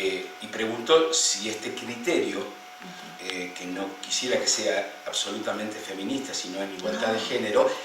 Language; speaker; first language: Spanish; native; Spanish